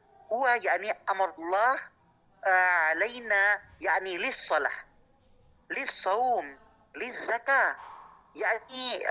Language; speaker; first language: Arabic; non-native, learner; Indonesian